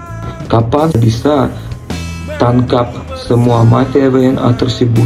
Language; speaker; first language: Indonesian; non-native, learner; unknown